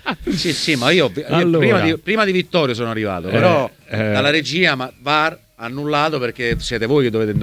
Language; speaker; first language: Italian; native; Italian